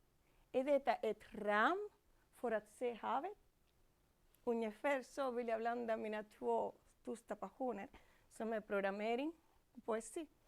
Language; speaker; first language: Swedish; non-native, fluent; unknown